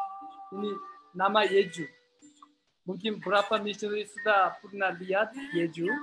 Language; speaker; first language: Indonesian; non-native, learner; Korean